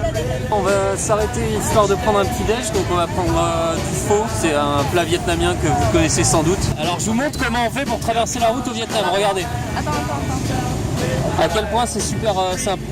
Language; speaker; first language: French; native; French